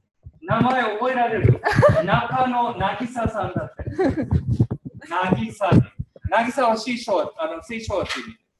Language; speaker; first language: Japanese; native; Japanese